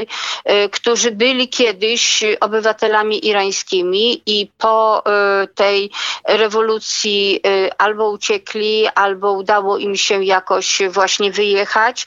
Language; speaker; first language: Polish; native; Polish